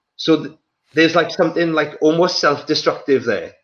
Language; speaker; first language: English; native; English